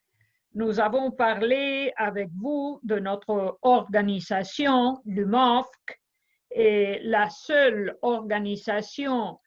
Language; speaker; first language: French; non-native, fluent; Spanish